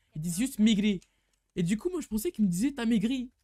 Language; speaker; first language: French; native; French